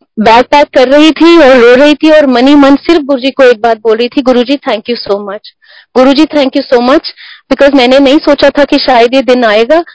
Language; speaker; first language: Hindi; non-native, local second language; Punjabi